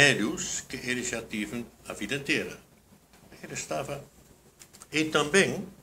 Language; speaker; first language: Portuguese; non-native, fluent; Dutch